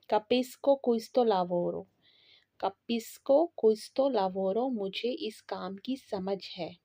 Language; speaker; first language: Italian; non-native, fluent; Urdu